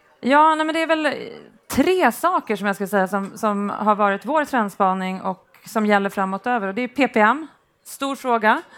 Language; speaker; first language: Swedish; native; Swedish